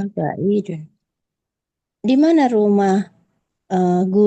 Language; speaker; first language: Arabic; non-native, learner; Indonesian